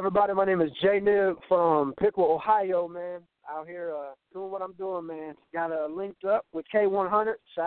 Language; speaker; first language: English; native; English